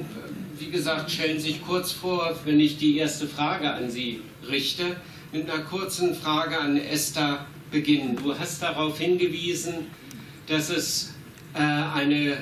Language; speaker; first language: German; native; German